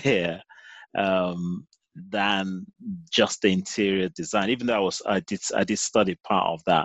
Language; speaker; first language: English; native; English